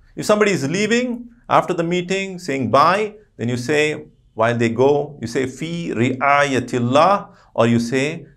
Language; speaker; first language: English; non-native, local second language; Urdu